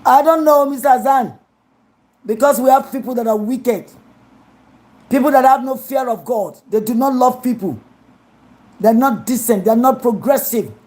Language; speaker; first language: English; non-native, local second language; Yoruba